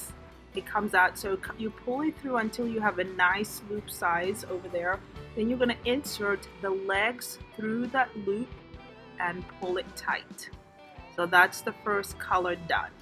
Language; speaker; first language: English; native; English